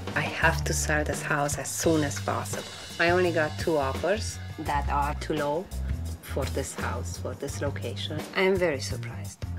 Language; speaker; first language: English; non-native, fluent; Romanian